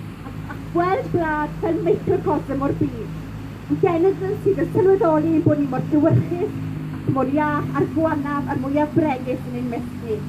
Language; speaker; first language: Welsh; native; Welsh